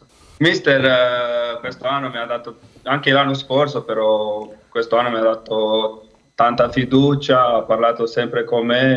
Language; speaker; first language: Italian; non-native, fluent; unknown